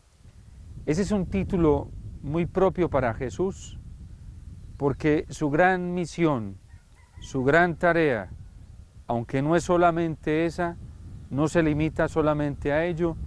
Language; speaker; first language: Spanish; native; Spanish